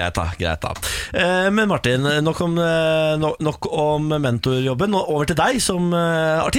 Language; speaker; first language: Norwegian; native; Norwegian